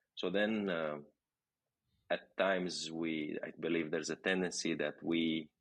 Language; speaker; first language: English; non-native, fluent; Romanian